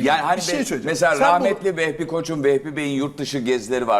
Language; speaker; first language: Turkish; native; Turkish